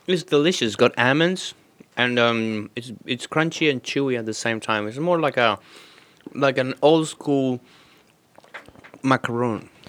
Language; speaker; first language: English; non-native, fluent; Spanish